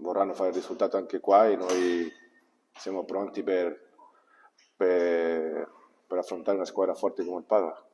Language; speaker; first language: Italian; non-native, fluent; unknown